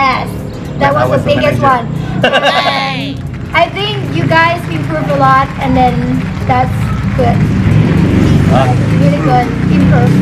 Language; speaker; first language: English; non-native, learner; Thai